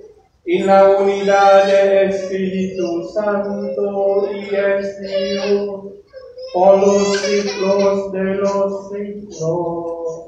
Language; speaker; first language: Spanish; non-native, learner; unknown